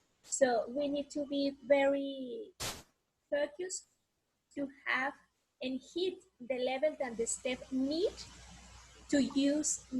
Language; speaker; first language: English; non-native, learner; Spanish